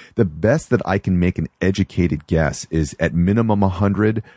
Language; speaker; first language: English; native; English